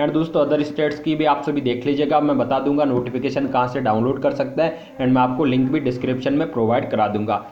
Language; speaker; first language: Hindi; native; Hindi